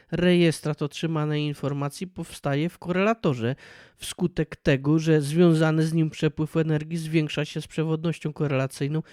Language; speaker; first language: Polish; native; Polish